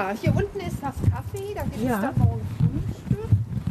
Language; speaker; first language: German; native; German